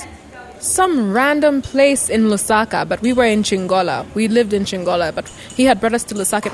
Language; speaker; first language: English; non-native, local second language; Bemba